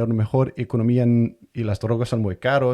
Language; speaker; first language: Spanish; non-native, fluent; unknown